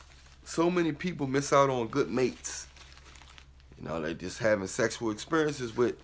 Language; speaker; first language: English; native; English